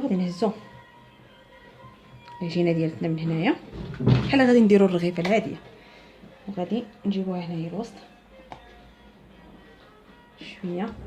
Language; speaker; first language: Arabic; native; Arabic